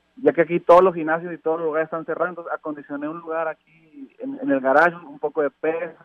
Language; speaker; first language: Spanish; native; Spanish